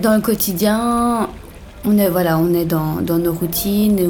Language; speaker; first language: French; native; French